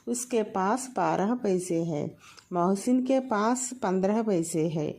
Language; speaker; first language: Hindi; non-native, local second language; Telugu